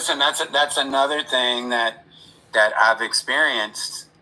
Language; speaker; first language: English; native; English